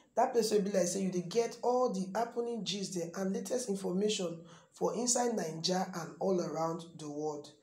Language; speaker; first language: Nigerian Pidgin; native; Nigerian Pidgin